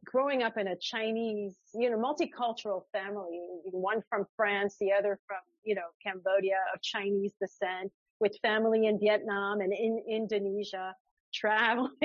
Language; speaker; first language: English; early bilingual, other home language; French